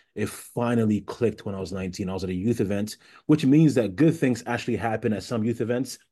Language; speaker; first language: English; early bilingual, other home language; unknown